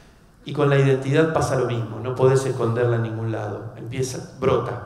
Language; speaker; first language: Spanish; native; Spanish